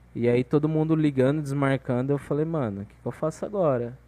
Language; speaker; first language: Portuguese; native; Portuguese